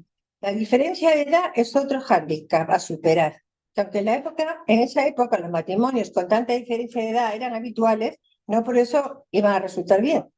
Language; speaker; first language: Spanish; native; Spanish